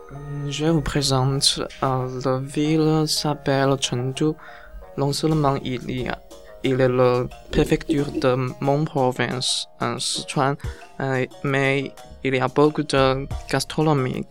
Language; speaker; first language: French; non-native, learner; Chinese